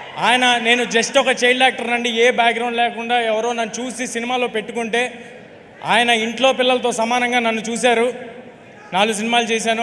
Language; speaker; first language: Telugu; native; Telugu